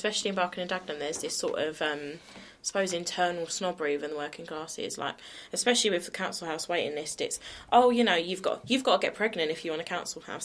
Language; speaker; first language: English; native; English